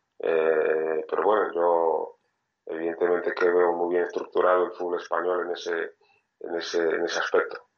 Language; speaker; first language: Spanish; non-native, fluent; French